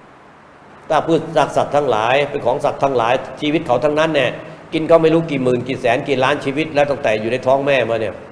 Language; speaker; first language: Thai; native; Thai